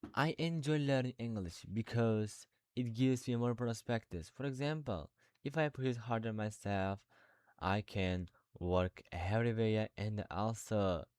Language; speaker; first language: English; non-native, learner; Uzbek